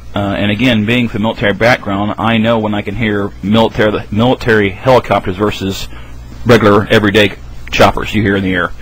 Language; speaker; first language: English; native; English